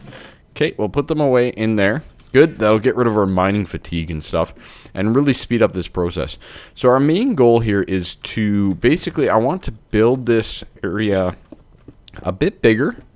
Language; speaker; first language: English; native; English